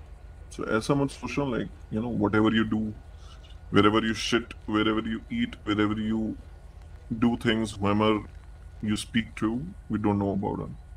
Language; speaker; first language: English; non-native, local second language; Hindi